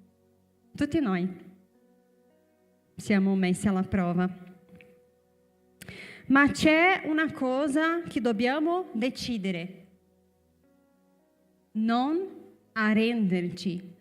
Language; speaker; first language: Italian; non-native, fluent; Portuguese